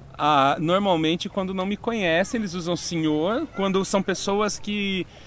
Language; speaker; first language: Portuguese; native; Portuguese